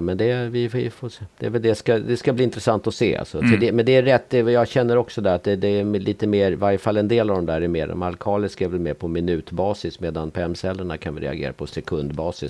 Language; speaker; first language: Swedish; native; Swedish